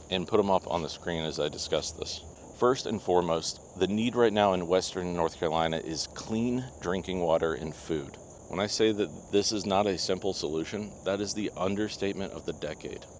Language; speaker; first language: English; native; English